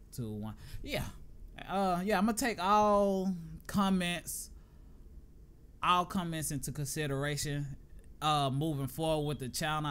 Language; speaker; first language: English; native; English